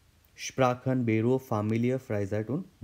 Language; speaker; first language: German; non-native, fluent; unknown